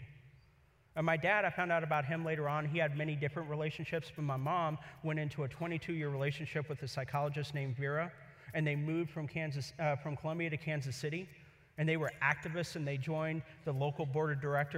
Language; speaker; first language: English; native; English